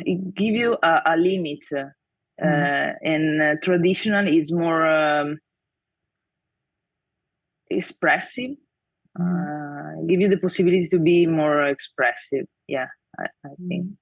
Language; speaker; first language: English; non-native, fluent; Italian